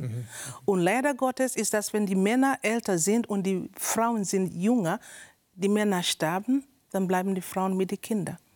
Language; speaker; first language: German; non-native, learner; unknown